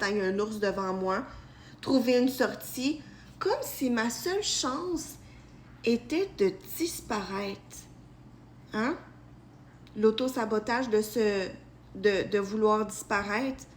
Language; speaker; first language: French; native; French